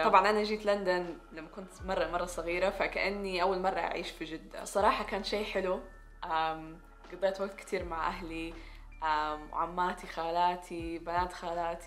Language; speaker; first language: Arabic; native; Arabic